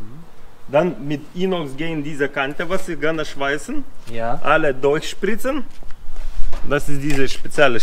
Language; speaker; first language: German; non-native, learner; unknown